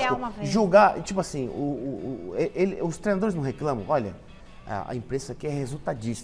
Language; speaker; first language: Portuguese; native; Portuguese